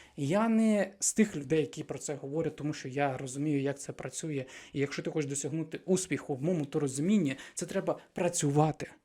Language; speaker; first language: Ukrainian; non-native, local second language; Russian